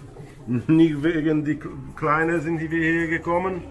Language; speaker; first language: German; non-native, fluent; Polish